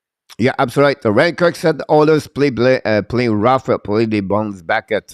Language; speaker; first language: English; non-native, local second language; French